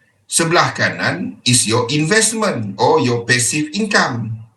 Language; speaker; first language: English; non-native, local second language; Malay